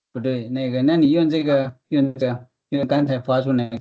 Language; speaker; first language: Chinese; native; Chinese